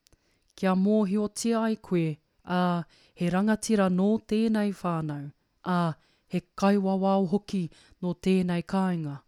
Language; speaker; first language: Māori; non-native, local second language; English